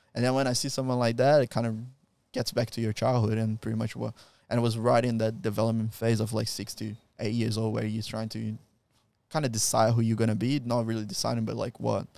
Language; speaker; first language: English; non-native, fluent; Portuguese